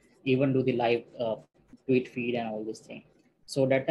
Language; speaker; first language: English; non-native, local second language; Hindi